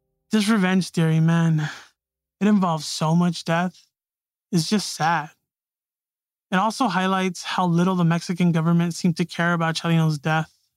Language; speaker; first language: English; native; English